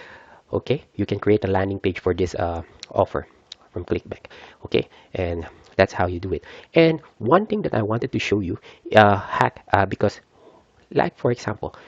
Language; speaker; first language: English; non-native, fluent; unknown